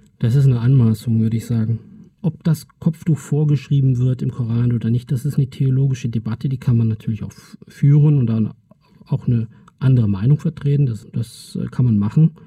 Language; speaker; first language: German; early bilingual, other home language; Turkish